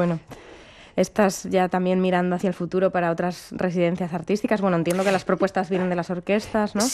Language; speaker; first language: Spanish; native; Spanish